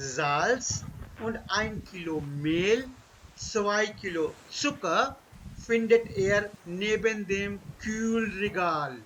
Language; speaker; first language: German; non-native, fluent; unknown